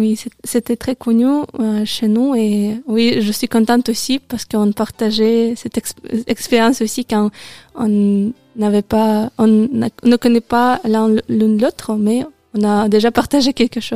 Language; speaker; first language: French; non-native, learner; Russian